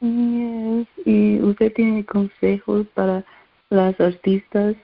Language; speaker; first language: Spanish; non-native, learner; English